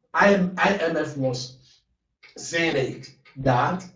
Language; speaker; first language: English; non-native, local second language; Yoruba